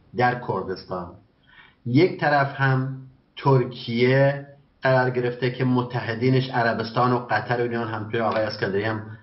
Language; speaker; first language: Persian; non-native, local second language; Kurdish